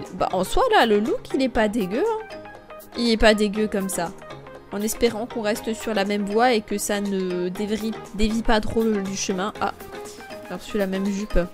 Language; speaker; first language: French; native; French